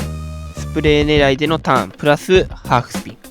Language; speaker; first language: Japanese; native; Japanese